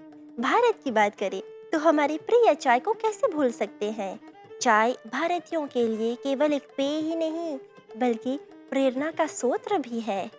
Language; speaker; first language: Hindi; non-native, local second language; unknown